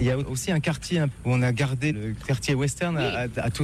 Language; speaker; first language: French; native; French